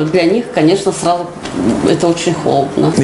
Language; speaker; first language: Russian; native; Russian